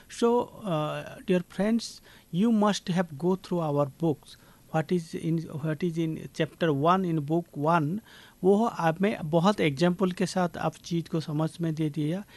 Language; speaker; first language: Hindi; native; Hindi